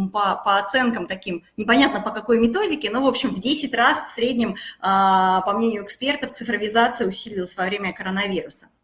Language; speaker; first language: Russian; native; Russian